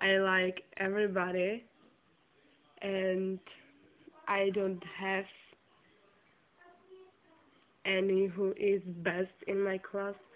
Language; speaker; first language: English; non-native, learner; Czech